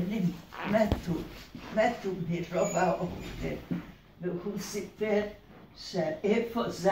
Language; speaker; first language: Hebrew; early bilingual, other home language; Hungarian